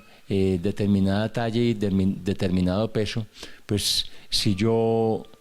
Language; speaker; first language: Spanish; native; Spanish